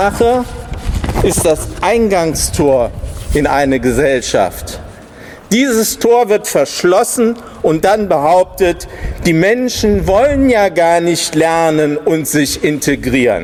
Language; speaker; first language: German; native; German